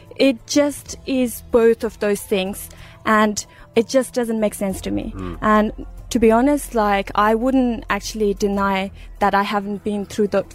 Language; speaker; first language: English; non-native, fluent; Persian